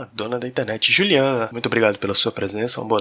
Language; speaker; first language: Portuguese; native; Portuguese